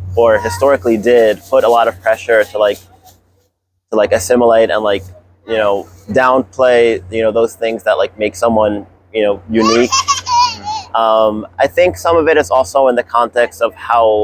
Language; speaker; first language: English; native; English